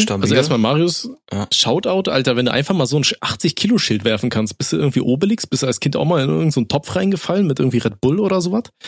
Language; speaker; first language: German; native; German